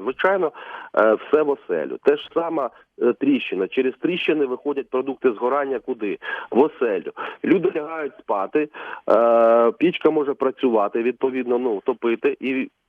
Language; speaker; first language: Ukrainian; native; Ukrainian